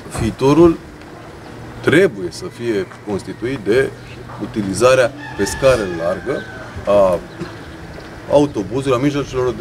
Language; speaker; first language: Romanian; native; Romanian